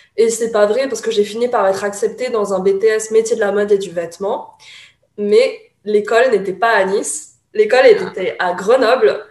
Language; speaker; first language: French; early bilingual, other home language; Chinese